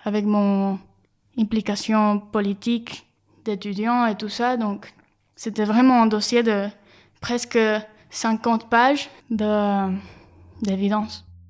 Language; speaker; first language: French; non-native, learner; Spanish